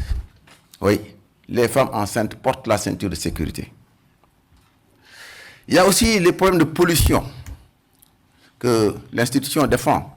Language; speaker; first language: French; non-native, local second language; Wolof